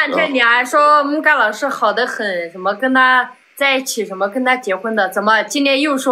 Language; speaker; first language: Chinese; native; Chinese